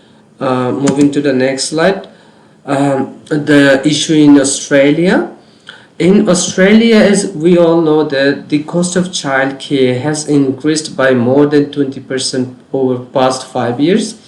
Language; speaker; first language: English; non-native, local second language; Bangla